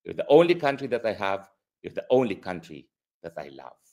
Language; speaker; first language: English; non-native, local second language; Filipino